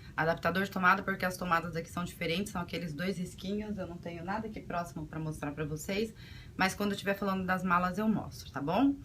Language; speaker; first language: Portuguese; native; Portuguese